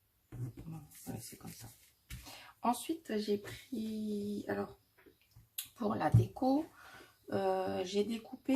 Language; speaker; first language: French; native; French